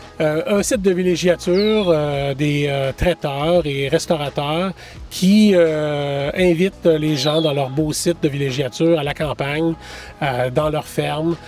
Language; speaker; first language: French; native; French